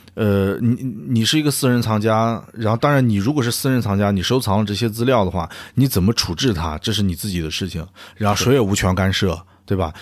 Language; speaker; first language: Chinese; native; Chinese